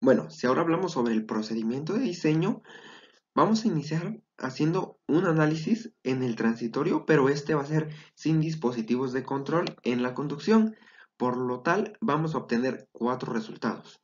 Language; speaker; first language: Spanish; native; Spanish